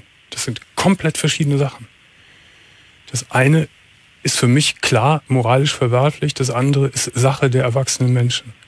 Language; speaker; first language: German; native; German